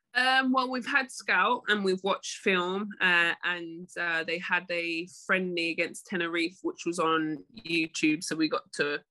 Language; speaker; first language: English; native; English